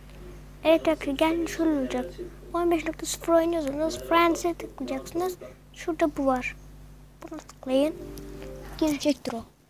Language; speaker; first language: Turkish; native; Turkish